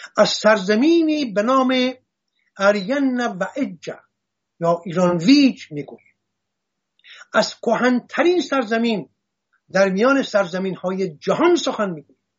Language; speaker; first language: Persian; non-native, local second language; Assyrian Neo-Aramaic